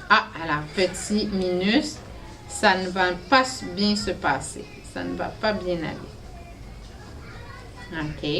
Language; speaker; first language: French; native; French